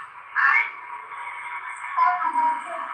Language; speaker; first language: Hindi; non-native, local second language; Khasi